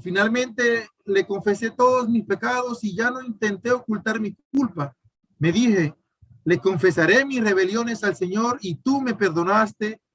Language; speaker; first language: Spanish; native; Spanish